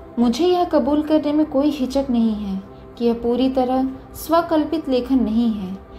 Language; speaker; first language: Hindi; native; Hindi